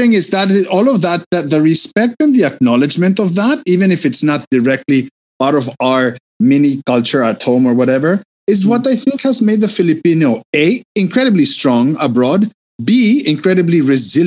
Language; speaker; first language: English; non-native, fluent; Spanish